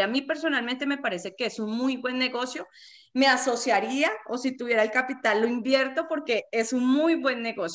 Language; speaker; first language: Spanish; native; Spanish